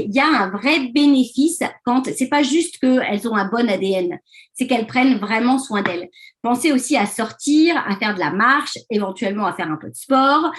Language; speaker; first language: French; native; French